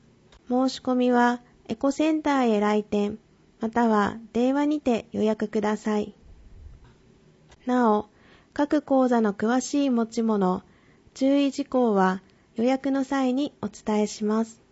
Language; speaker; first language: Japanese; native; Japanese